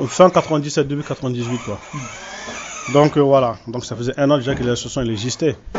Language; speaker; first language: French; early bilingual, other home language; Soninke